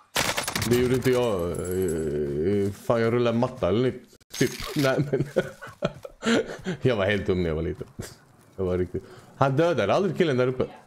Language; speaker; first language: Swedish; native; Swedish